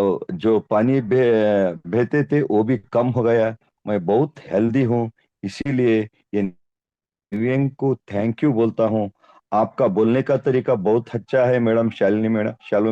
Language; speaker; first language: Hindi; non-native, local second language; Kannada